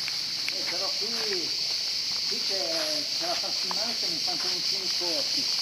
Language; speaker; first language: Italian; native; Italian